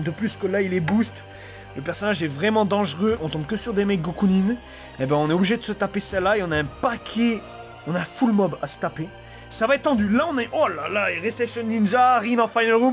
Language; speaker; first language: French; native; French